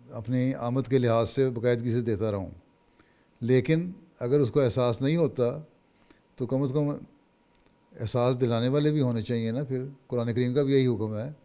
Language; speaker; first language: Urdu; native; Urdu